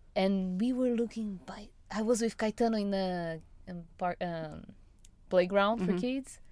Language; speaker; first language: English; non-native, fluent; Portuguese